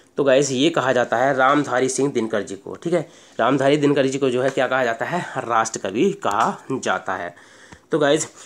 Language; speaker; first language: Hindi; native; Hindi